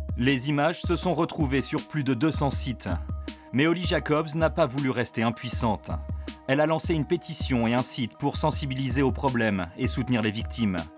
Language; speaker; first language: French; native; French